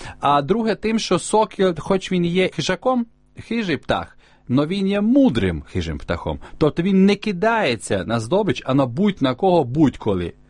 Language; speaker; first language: Ukrainian; native; Ukrainian